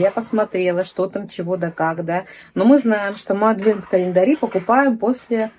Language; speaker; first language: Russian; native; Russian